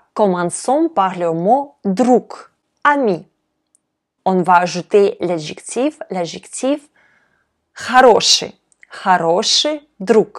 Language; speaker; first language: French; non-native, fluent; Russian